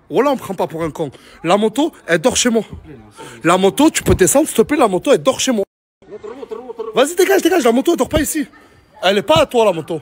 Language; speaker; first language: French; native; French